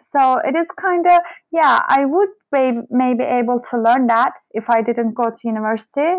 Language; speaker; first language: English; non-native, fluent; Turkish